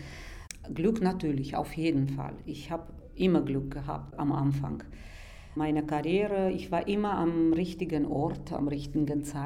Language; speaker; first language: German; non-native, fluent; Armenian